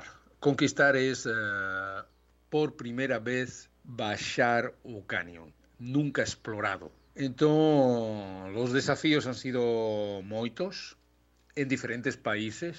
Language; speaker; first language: Portuguese; non-native, learner; Spanish